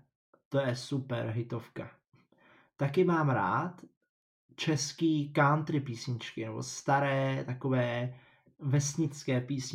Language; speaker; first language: Czech; non-native, fluent; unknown